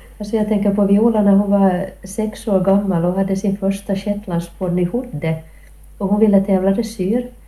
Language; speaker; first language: Swedish; native; Swedish